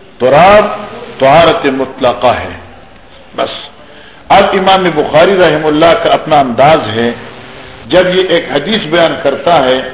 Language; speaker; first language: Urdu; non-native, local second language; Northern Hindko